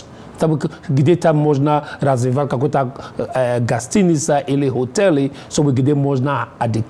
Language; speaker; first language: Russian; non-native, learner; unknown